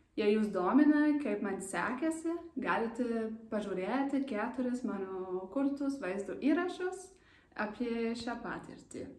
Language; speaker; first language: Lithuanian; non-native, learner; German